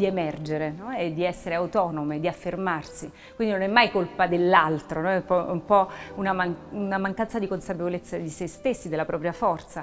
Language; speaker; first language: Italian; native; Italian